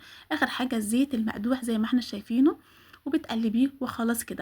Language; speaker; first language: Arabic; native; Arabic